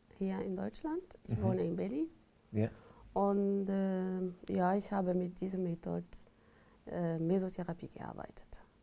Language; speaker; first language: German; non-native, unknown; Arabic